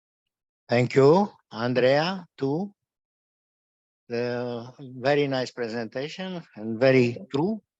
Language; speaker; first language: English; non-native, fluent; Romanian